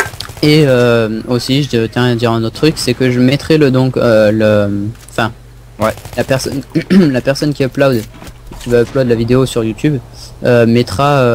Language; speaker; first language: French; native; French